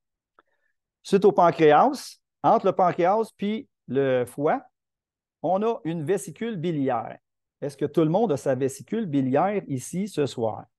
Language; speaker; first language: French; native; French